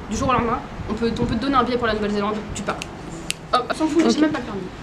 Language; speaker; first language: French; native; French